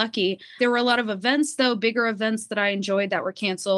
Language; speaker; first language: English; native; English